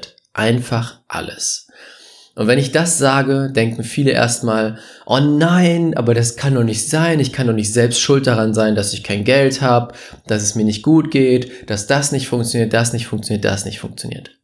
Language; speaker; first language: German; native; German